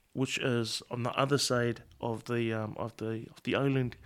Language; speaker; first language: English; non-native, fluent; Samoan